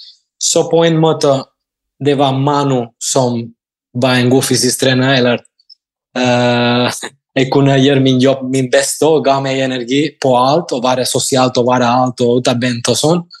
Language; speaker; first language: Norwegian; non-native, fluent; Spanish